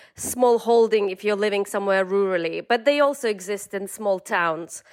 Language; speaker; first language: English; non-native, fluent; Russian